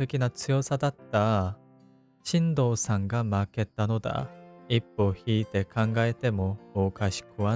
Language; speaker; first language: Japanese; non-native, learner; Korean